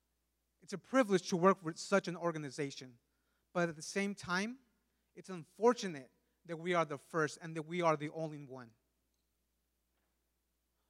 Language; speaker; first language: English; early bilingual, other home language; Spanish